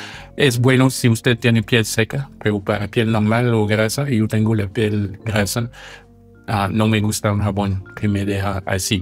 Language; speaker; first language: Spanish; non-native, fluent; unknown